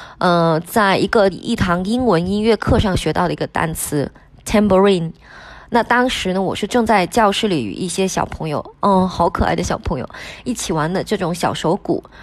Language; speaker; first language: Chinese; non-native, local second language; Min Nan Chinese